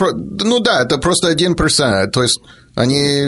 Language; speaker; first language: Russian; early bilingual, heritage; Russian